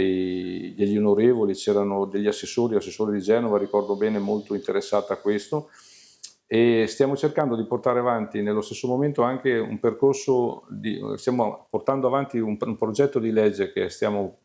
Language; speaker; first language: Italian; native; Italian